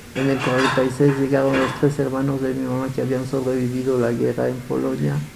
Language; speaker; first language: Spanish; early bilingual, other home language; Yiddish